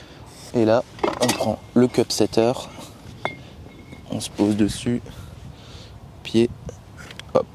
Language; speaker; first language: French; native; French